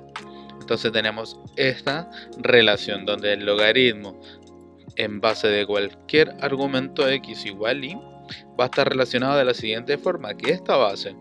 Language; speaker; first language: Spanish; native; Spanish